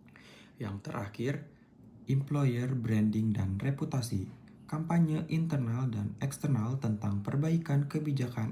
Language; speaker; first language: Indonesian; native; Indonesian